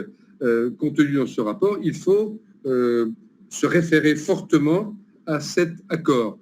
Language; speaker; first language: French; native; French